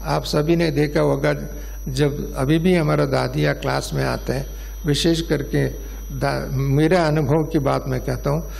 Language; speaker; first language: Hindi; non-native, local second language; Kannada